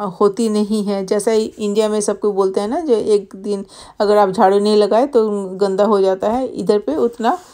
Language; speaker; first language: Hindi; non-native, local second language; Bangla